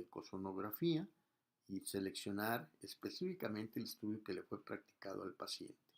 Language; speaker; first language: Spanish; native; Spanish